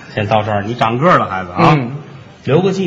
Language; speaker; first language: Chinese; native; Chinese